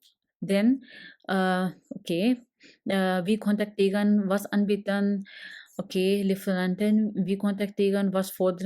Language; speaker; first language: German; non-native, learner; Urdu